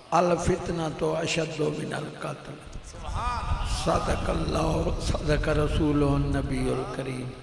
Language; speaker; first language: Urdu; native; Urdu